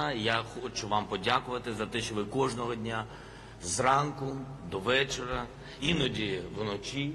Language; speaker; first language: Ukrainian; non-native, local second language; Russian